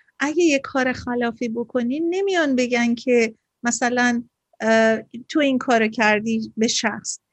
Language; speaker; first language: Persian; native; Persian